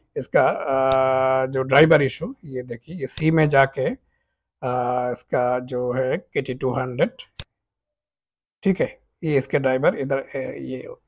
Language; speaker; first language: Hindi; non-native, fluent; Bangla